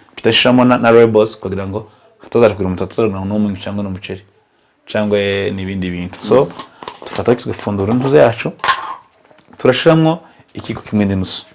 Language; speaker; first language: Kinyarwanda; native; Kinyarwanda